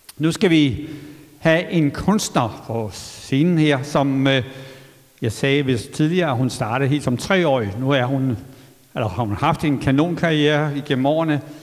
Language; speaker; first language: Danish; native; Danish